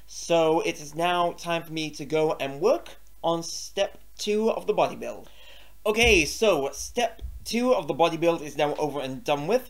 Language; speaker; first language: English; native; English